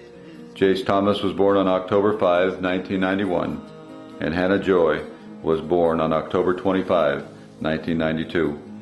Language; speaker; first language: English; native; English